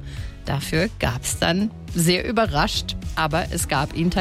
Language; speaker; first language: German; native; German